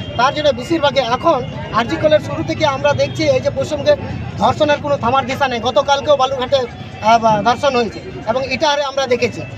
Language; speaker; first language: Bangla; non-native, local second language; Santali